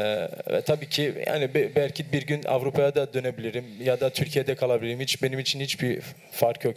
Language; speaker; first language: Turkish; early bilingual, heritage; Turkish